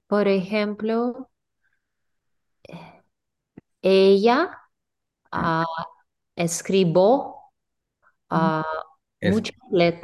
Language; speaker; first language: Spanish; non-native, learner; English